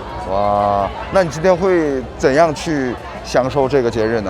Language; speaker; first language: Chinese; non-native, fluent; Korean